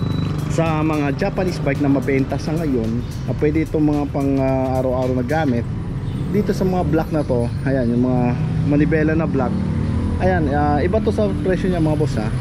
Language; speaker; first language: Filipino; native; Filipino